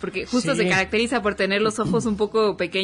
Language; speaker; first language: Spanish; native; Spanish